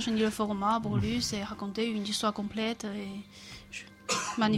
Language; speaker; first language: French; non-native, fluent; Chinese